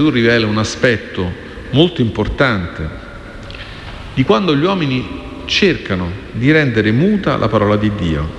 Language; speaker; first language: Italian; native; Italian